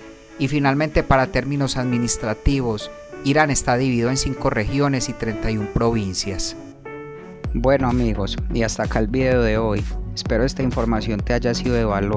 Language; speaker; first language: Spanish; native; Spanish